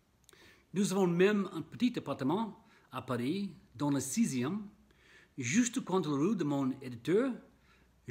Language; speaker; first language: French; non-native, fluent; English